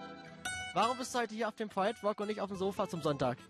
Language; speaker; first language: German; native; German